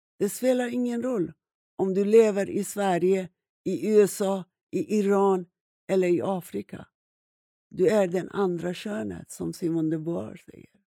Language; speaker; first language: Swedish; non-native, fluent; Persian